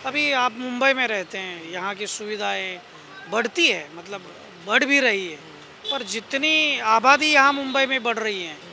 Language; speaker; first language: Hindi; non-native, local second language; Marathi